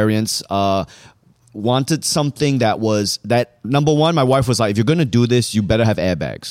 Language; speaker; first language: English; native; English